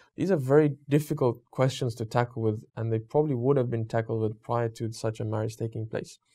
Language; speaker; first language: English; native; English